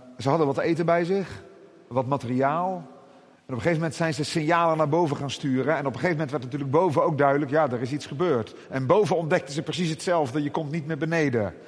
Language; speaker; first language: Dutch; native; Dutch